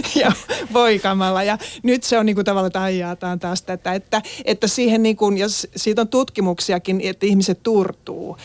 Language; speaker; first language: Finnish; native; Finnish